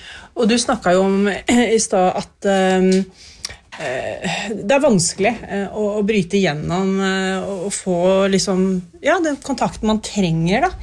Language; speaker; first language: Norwegian; native; Norwegian